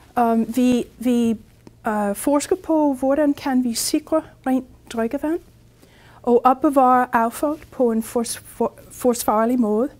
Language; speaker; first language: Danish; non-native, fluent; English